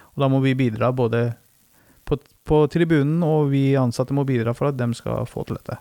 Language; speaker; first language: Norwegian; early bilingual, other home language; Persian